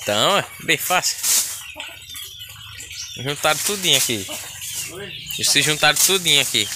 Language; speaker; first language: Portuguese; native; Portuguese